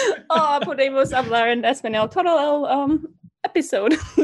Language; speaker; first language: Spanish; non-native, learner; English